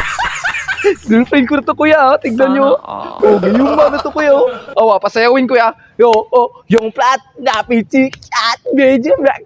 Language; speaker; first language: Filipino; non-native, local second language; Cebuano